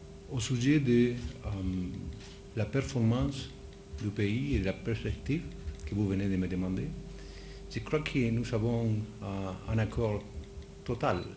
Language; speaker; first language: French; non-native, fluent; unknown